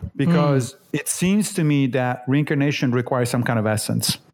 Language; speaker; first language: English; non-native, fluent; Italian